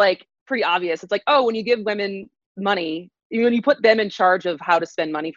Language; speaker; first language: English; native; English